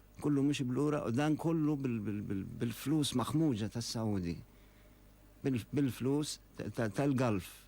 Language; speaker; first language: Maltese; non-native, fluent; Arabic